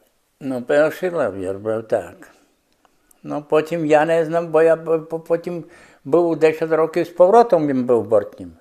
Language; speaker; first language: Polish; non-native, local second language; Rusyn